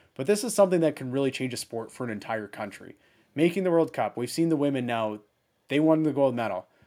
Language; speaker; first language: English; early bilingual, other home language; German